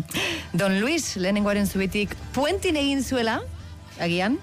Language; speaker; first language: Basque; native; Basque